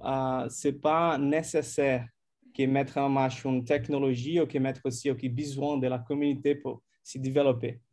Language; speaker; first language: French; non-native, fluent; Portuguese